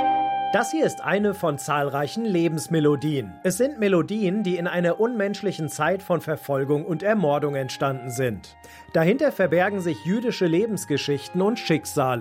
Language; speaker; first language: German; native; German